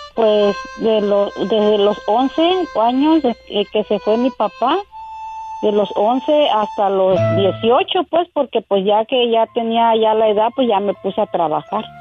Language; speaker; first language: Spanish; native; Spanish